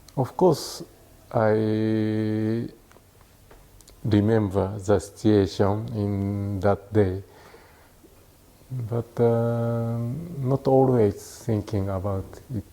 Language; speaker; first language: English; non-native, learner; Japanese